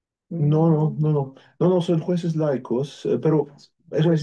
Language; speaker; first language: Spanish; non-native, fluent; German